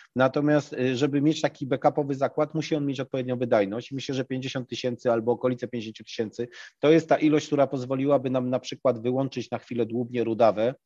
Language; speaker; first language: Polish; native; Polish